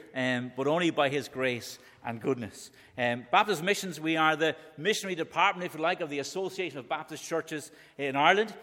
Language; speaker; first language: English; native; English